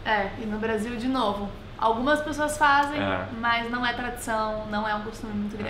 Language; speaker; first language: Portuguese; native; Portuguese